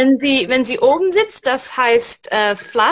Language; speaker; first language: German; non-native, fluent; English